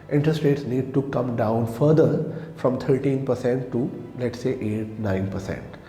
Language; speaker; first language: English; non-native, local second language; Urdu